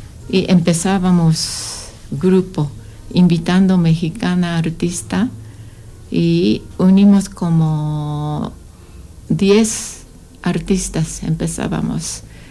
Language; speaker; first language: Spanish; non-native, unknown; Japanese